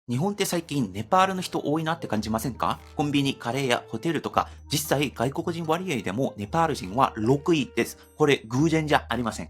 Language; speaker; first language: Japanese; non-native, fluent; Korean